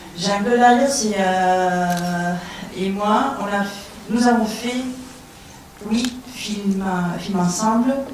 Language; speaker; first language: French; non-native, fluent; Spanish